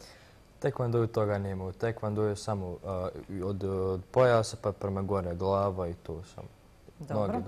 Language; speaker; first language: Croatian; early bilingual, heritage; Croatian